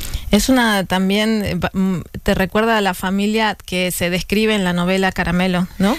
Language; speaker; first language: Spanish; native; Spanish